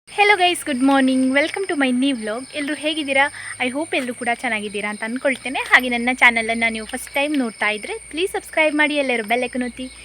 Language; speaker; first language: Kannada; native; Kannada